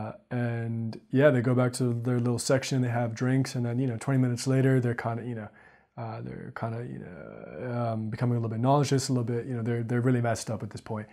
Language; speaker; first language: English; native; English